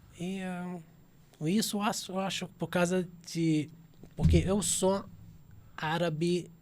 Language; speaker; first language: Portuguese; non-native, fluent; Arabic